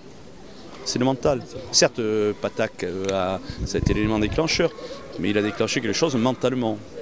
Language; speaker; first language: French; native; French